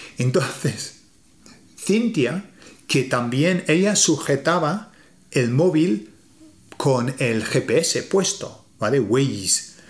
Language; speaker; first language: Spanish; non-native, fluent; English